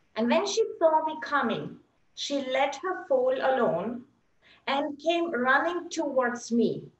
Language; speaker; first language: English; non-native, fluent; German